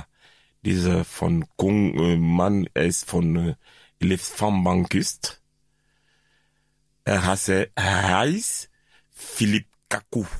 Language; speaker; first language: German; non-native, learner; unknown